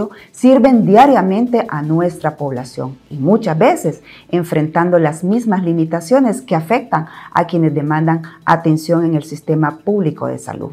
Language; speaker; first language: Spanish; native; Spanish